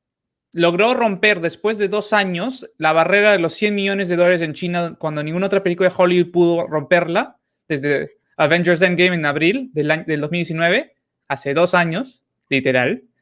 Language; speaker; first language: Spanish; native; Spanish